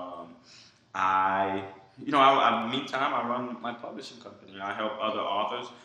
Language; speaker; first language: English; early bilingual, other home language; Haitian Creole